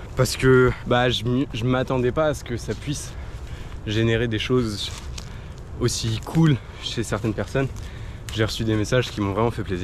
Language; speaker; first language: French; native; French